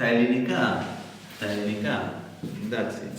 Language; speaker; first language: Greek; non-native, fluent; Spanish